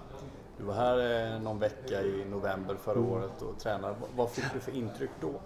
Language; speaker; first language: Swedish; native; Swedish